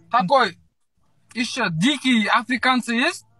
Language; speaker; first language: Russian; non-native, local second language; Kazakh